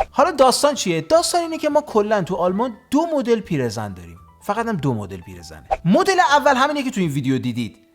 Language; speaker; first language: Persian; early bilingual, heritage; Persian